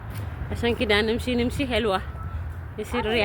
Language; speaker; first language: Arabic; non-native, learner; Amharic